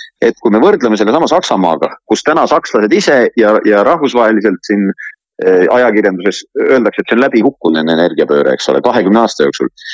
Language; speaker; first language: Estonian; native; Estonian